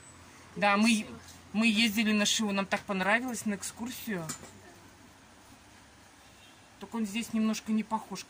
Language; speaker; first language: Russian; native; Russian